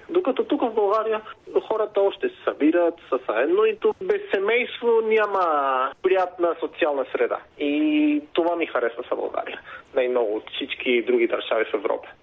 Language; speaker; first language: Bulgarian; non-native, fluent; Spanish